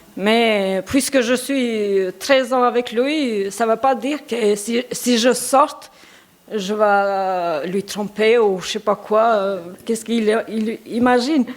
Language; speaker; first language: French; non-native, learner; Albanian